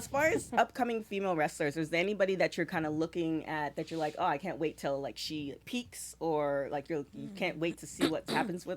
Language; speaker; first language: English; native; English